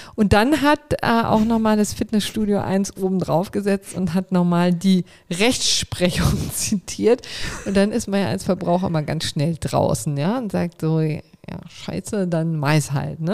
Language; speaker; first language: German; native; German